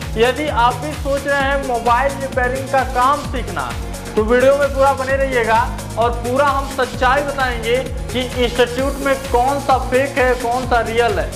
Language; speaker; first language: Hindi; native; Hindi